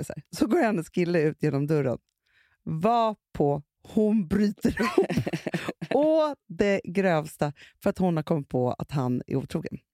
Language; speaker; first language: Swedish; native; Swedish